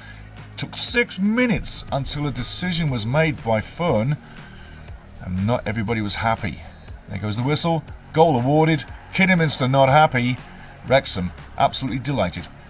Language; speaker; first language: English; native; English